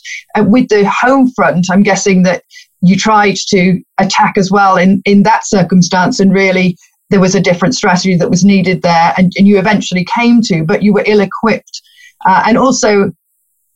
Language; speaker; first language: English; native; English